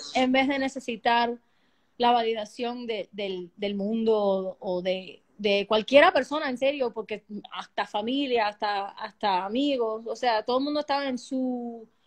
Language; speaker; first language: Spanish; early bilingual, heritage; Spanish